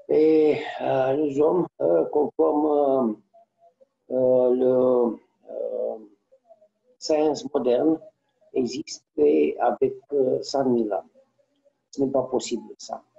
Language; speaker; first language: French; non-native, learner; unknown